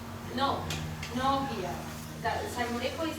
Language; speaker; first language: English; non-native, learner; Spanish